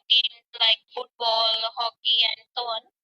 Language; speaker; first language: English; non-native, learner; Punjabi